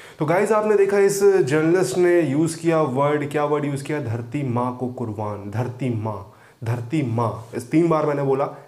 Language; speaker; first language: Hindi; native; Hindi